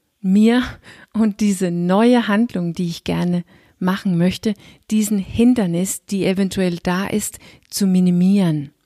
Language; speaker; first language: German; non-native, fluent; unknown